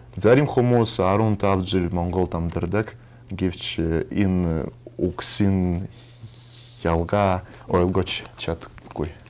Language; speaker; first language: Mongolian; non-native, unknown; Russian